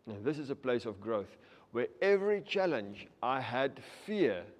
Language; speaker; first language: English; non-native, local second language; Afrikaans